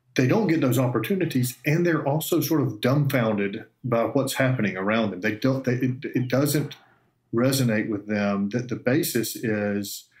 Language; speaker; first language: English; native; English